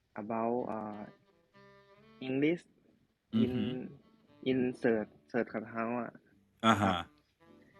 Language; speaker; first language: English; non-native, learner; Thai